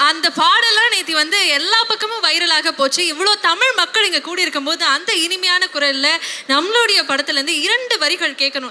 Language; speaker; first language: Tamil; native; Tamil